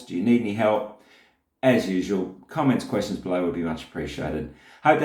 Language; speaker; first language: English; native; English